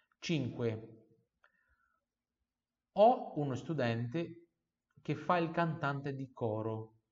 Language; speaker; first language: Italian; non-native, fluent; Portuguese